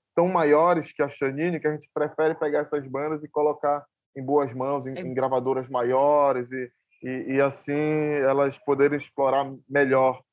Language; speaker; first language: Portuguese; native; Portuguese